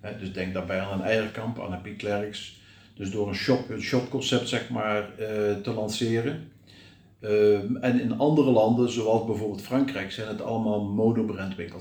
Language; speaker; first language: Dutch; native; Dutch